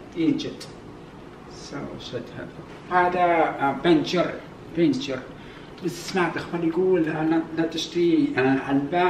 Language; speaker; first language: Arabic; non-native, learner; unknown